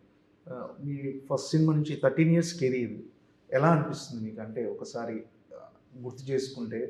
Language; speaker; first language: Telugu; native; Telugu